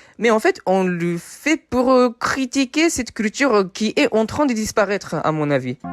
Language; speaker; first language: French; non-native, fluent; Japanese